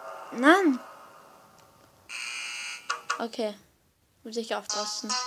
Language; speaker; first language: German; native; German